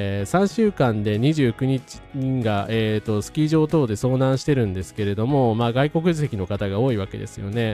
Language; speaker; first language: Japanese; native; Japanese